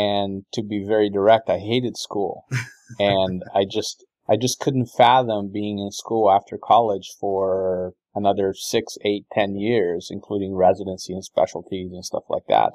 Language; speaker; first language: English; non-native, fluent; Portuguese